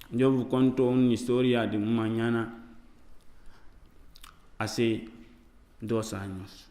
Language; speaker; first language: Spanish; non-native, learner; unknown